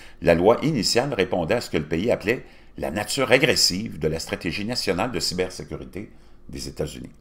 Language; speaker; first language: French; native; French